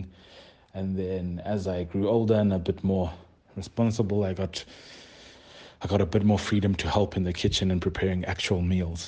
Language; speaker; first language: English; non-native, local second language; Xhosa